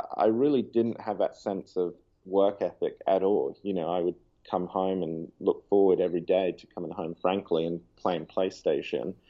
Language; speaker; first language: English; native; English